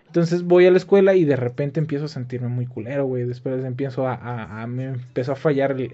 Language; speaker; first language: Spanish; native; Spanish